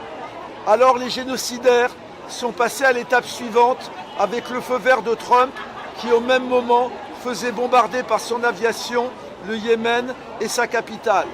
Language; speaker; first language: French; native; French